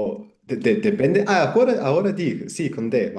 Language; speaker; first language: Spanish; non-native, fluent; English